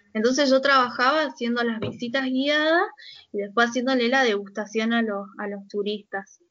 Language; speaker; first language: Spanish; native; Spanish